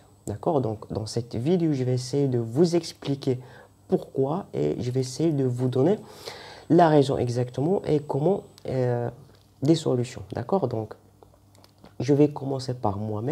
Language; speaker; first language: French; non-native, fluent; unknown